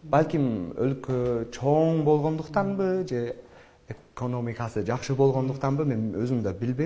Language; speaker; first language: Kyrgyz; non-native, fluent; English